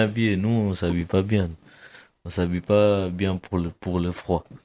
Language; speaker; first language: French; non-native, fluent; Kabuverdianu